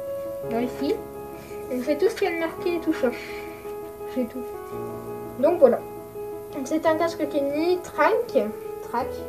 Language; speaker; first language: French; native; French